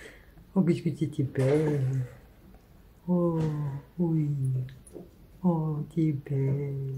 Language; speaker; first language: French; native; French